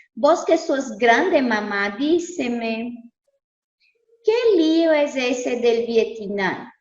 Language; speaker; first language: Spanish; non-native, fluent; Portuguese